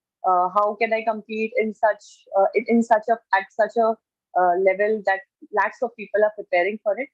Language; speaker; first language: English; non-native, local second language; Hindi